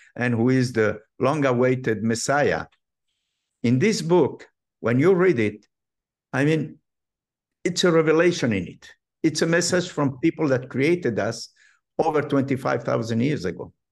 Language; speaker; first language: English; non-native, fluent; Arabic